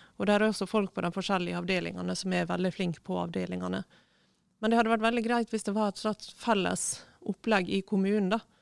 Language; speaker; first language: Norwegian; native; Norwegian